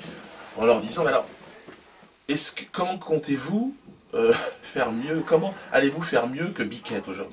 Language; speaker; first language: French; native; French